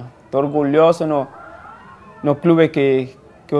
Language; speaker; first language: Portuguese; non-native, fluent; Spanish